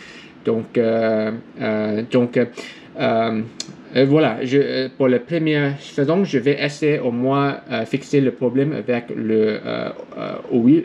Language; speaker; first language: French; non-native, learner; English